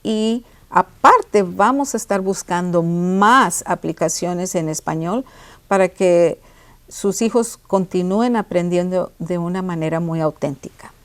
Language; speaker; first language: Spanish; early bilingual, heritage; Spanish